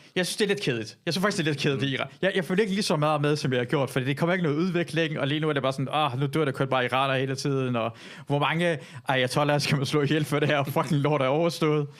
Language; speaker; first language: Danish; early bilingual, other home language; Persian